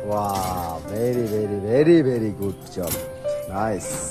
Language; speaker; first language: English; non-native, learner; Bangla